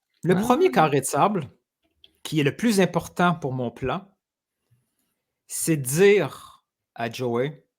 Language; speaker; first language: French; native; French